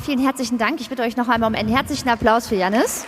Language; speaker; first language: German; native; German